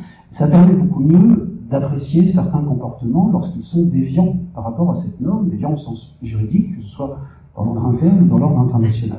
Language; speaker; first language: French; native; French